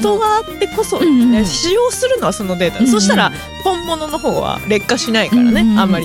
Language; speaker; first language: Japanese; native; Japanese